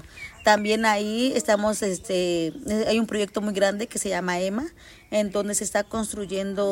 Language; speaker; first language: Spanish; native; Spanish